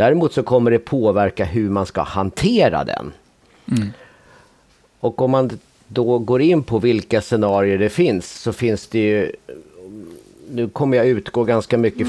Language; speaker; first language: Swedish; native; Swedish